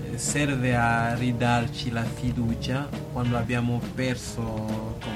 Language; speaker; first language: Italian; non-native, fluent; Lingala